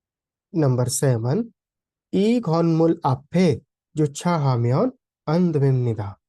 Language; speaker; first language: Korean; non-native, fluent; Hindi